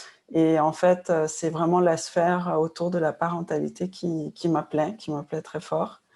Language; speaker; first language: French; non-native, fluent; Portuguese